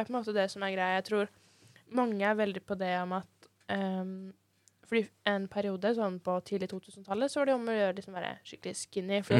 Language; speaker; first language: Norwegian; native; Norwegian